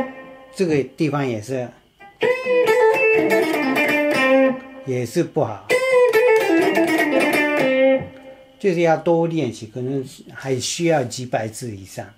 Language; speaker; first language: Chinese; non-native, fluent; Japanese